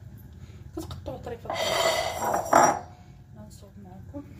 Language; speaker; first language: Arabic; native; Arabic